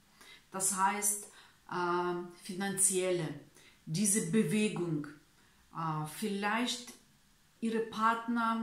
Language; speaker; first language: German; non-native, learner; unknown